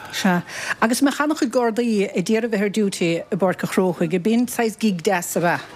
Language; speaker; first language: Irish; native; Irish